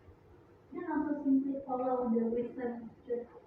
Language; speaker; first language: English; non-native, fluent; Indonesian